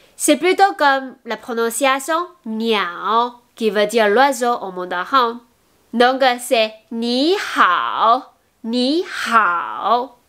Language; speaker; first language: French; non-native, fluent; Chinese